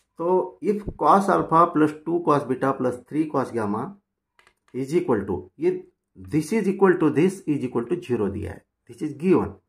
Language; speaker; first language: Hindi; non-native, local second language; Marathi